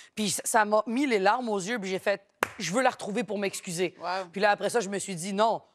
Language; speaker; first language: French; native; French